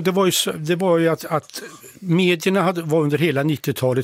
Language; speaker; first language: Swedish; native; Swedish